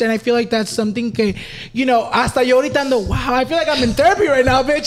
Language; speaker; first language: English; early bilingual, other home language; Spanish